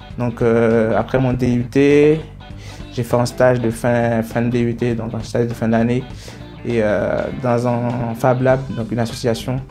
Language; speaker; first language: French; non-native, local second language; Haitian Creole